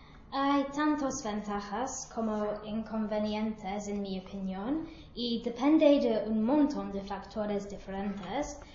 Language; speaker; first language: Spanish; non-native, learner; English